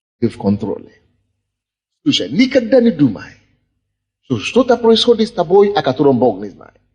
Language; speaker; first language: Russian; non-native, fluent; Yoruba